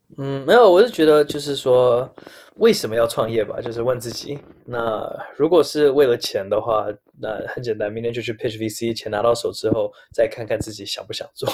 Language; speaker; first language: Chinese; early bilingual, heritage; Chinese